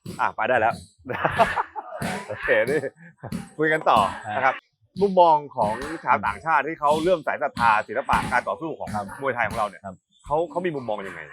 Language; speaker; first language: Thai; native; Thai